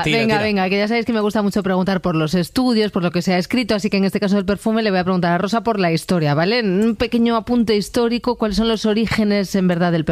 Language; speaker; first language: Spanish; native; Spanish